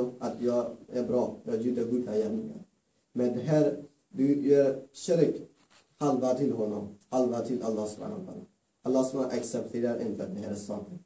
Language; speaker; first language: Swedish; non-native, fluent; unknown